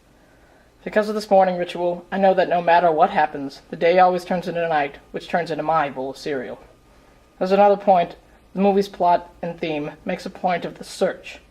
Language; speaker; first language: English; native; English